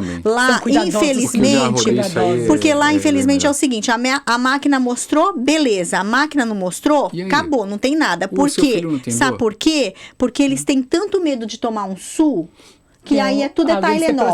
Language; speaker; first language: Portuguese; native; Portuguese